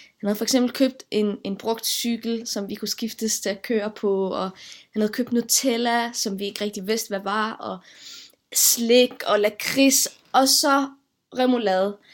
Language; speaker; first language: Danish; early bilingual, other home language; Arabic